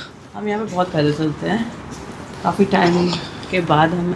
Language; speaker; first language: Hindi; native; Hindi